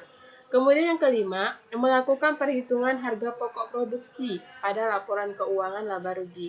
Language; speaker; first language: Indonesian; native; Indonesian